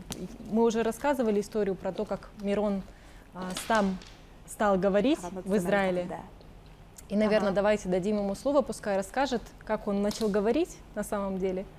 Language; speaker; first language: Russian; native; Russian